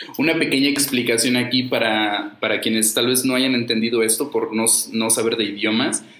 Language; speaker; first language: Spanish; native; Spanish